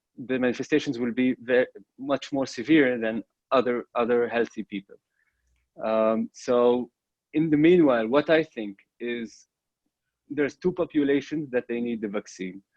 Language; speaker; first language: English; non-native, fluent; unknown